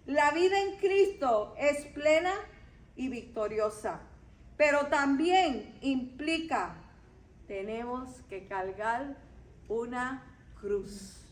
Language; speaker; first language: Spanish; native; Spanish